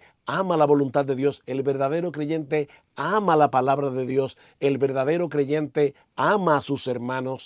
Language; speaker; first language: Spanish; native; Spanish